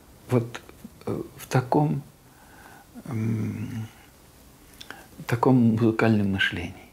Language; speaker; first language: Russian; non-native, local second language; Estonian